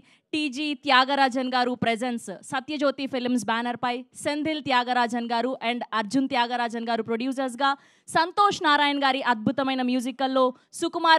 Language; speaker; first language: Telugu; native; Telugu